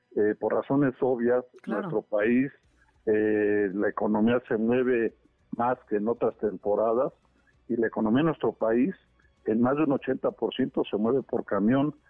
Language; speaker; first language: Spanish; native; Spanish